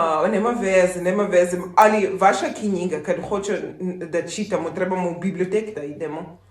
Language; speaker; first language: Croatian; non-native, fluent; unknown